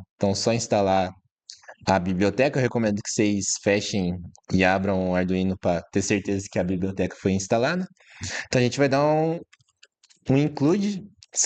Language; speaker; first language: Portuguese; native; Portuguese